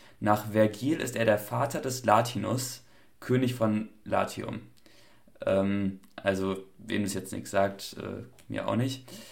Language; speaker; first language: German; native; German